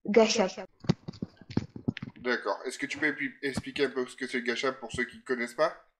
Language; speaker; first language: French; native; French